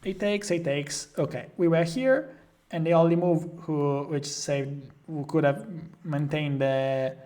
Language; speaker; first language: English; non-native, fluent; Italian